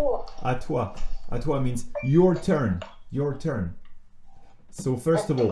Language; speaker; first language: French; native; French